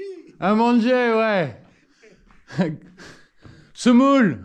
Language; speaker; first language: French; non-native, learner; English